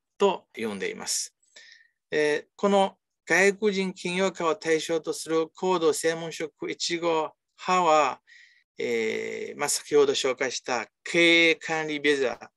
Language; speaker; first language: Japanese; non-native, fluent; Chinese